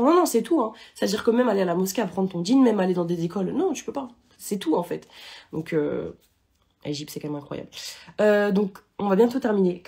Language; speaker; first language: French; native; French